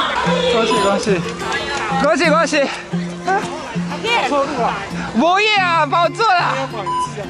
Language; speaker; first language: Chinese; non-native, learner; Japanese